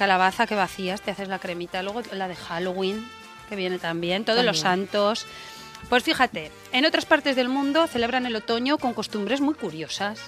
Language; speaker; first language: Spanish; native; Spanish